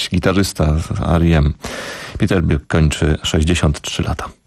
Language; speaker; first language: Polish; native; Polish